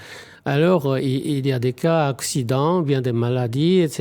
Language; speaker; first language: French; non-native, fluent; Japanese